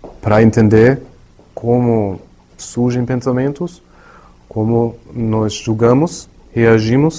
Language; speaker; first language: Portuguese; non-native, learner; German